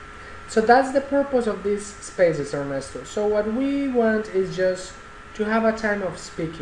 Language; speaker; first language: English; non-native, fluent; Spanish